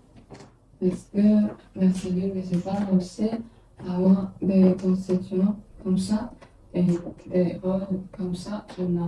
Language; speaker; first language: French; non-native, learner; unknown